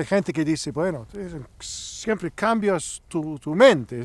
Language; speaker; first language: Spanish; non-native, learner; English